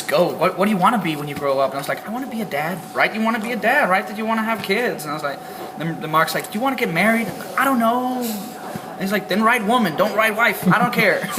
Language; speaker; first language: English; non-native, fluent; Danish